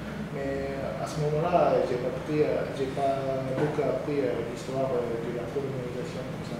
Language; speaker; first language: French; non-native, learner; Japanese